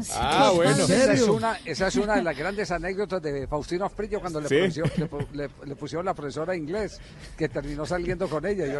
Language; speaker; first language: Spanish; native; Spanish